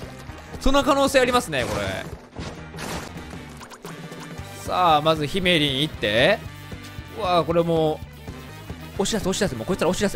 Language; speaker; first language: Japanese; native; Japanese